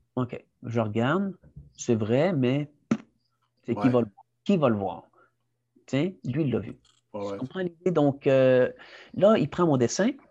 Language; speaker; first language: French; early bilingual, other home language; Spanish